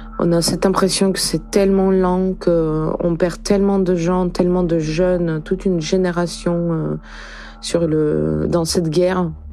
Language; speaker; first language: French; non-native, fluent; Ukrainian